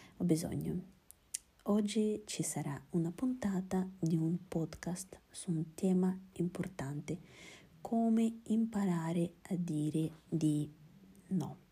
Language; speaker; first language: Italian; non-native, fluent; Russian